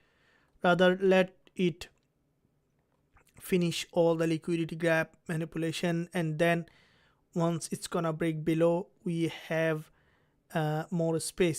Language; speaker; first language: English; non-native, fluent; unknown